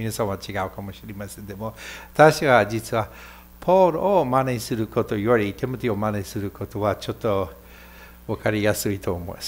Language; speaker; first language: Japanese; non-native, fluent; English